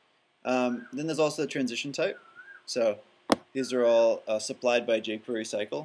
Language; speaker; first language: English; native; English